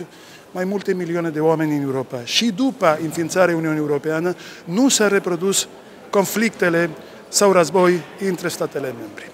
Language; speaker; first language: Romanian; non-native, learner; Spanish